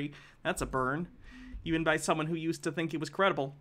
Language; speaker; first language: English; native; English